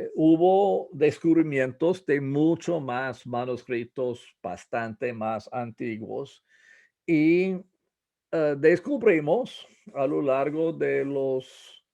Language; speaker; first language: Spanish; non-native, fluent; English